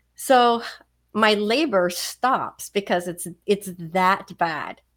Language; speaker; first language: English; non-native, fluent; Swedish